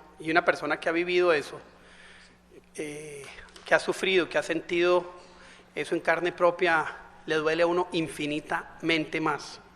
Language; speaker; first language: Spanish; native; Spanish